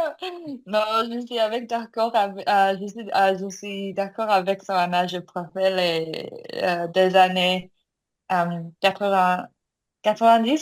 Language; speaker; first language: French; non-native, learner; Korean